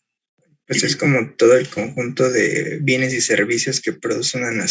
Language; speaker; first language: Spanish; native; Spanish